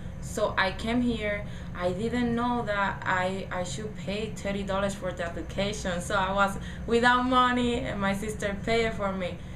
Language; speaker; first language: English; non-native, learner; Spanish